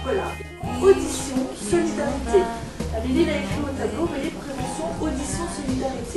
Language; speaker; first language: French; native; French